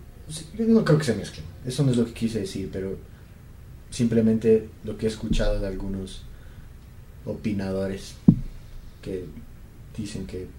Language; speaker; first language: Spanish; native; Spanish